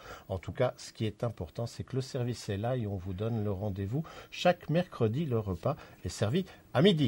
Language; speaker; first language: French; native; French